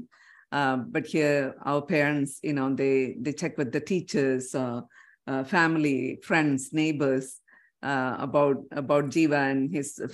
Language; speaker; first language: English; non-native, local second language; Tamil